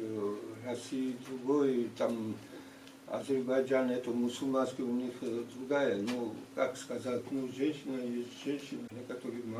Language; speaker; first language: Russian; non-native, fluent; Georgian